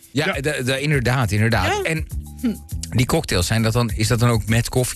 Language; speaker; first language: Dutch; native; Dutch